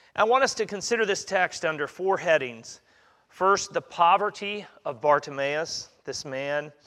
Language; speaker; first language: English; native; English